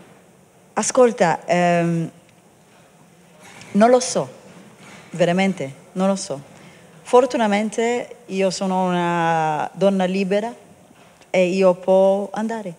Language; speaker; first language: Italian; non-native, learner; Hebrew